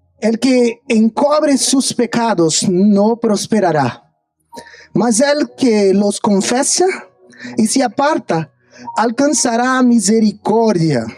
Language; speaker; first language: Spanish; non-native, fluent; Portuguese